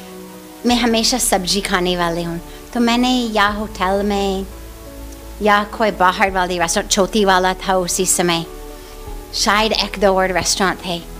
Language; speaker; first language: Hindi; non-native, fluent; English